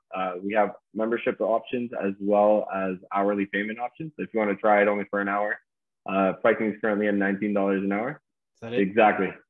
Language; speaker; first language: English; native; English